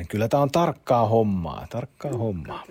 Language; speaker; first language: Finnish; native; Finnish